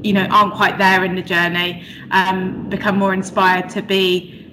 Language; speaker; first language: English; native; English